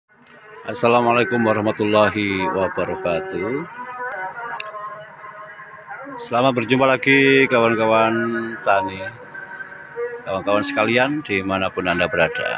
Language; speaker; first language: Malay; non-native, local second language; Javanese